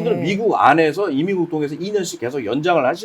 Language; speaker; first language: Korean; native; Korean